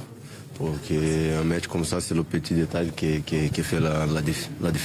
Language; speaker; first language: French; non-native, fluent; Portuguese